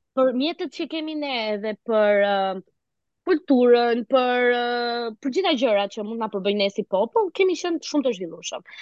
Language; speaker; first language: Albanian; native; Albanian